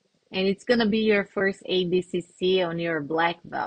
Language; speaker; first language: English; non-native, fluent; Portuguese